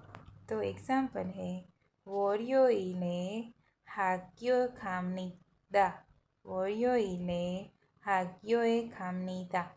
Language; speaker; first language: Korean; non-native, learner; Hindi